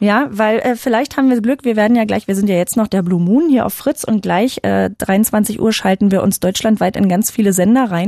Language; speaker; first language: German; native; German